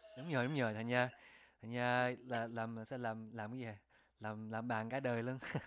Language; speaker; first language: Vietnamese; early bilingual, heritage; Vietnamese